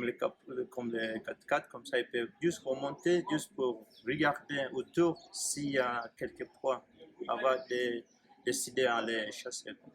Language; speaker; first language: French; non-native, learner; Swahili